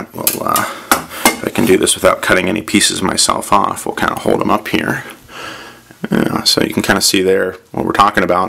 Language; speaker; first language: English; native; English